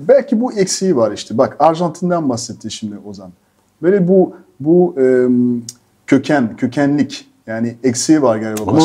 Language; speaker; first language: Turkish; non-native, fluent; French